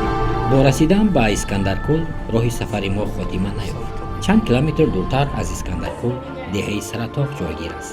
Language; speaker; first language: Persian; native; Persian